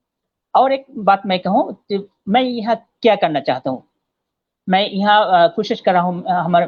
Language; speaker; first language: Hindi; non-native, fluent; Bangla